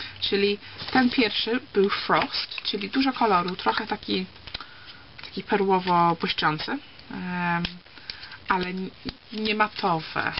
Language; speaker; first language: Polish; early bilingual, heritage; Polish